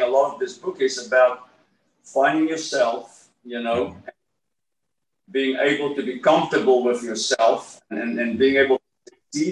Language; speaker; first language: English; native; English